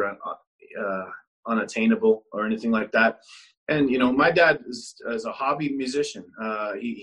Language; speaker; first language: English; native; English